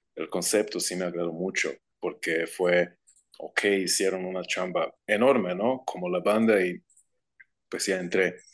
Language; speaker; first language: Spanish; non-native, fluent; Croatian